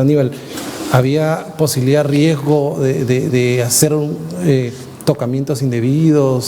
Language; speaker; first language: Spanish; native; Spanish